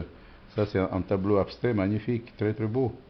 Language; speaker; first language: French; non-native, fluent; Italian